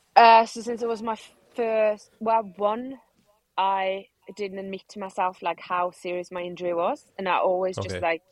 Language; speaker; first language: English; non-native, fluent; Norwegian